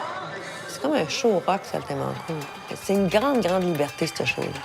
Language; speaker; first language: French; native; French